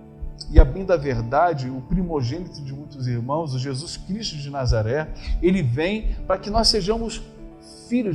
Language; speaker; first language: Portuguese; native; Portuguese